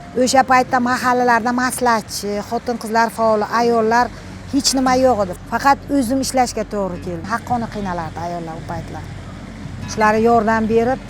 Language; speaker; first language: Uzbek; native; Uzbek